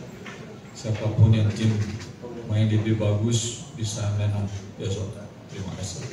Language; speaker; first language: Indonesian; non-native, learner; Portuguese